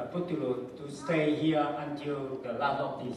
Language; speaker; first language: English; non-native, learner; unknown